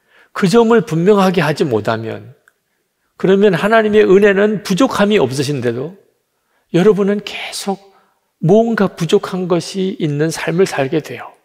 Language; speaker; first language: Korean; native; Korean